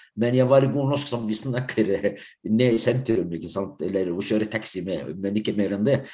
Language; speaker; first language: Norwegian; non-native, fluent; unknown